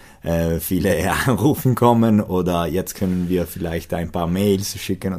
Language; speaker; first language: German; non-native, local second language; Italian